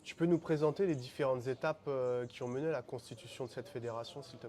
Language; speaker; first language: French; native; French